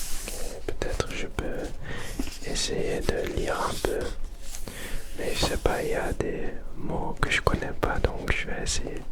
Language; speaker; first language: French; non-native, learner; Dutch